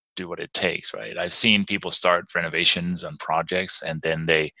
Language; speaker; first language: English; non-native, fluent; Danish